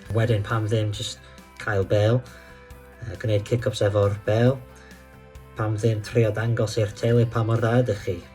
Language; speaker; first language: Welsh; non-native, local second language; English